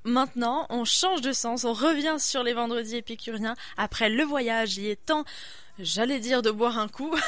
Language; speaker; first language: French; native; French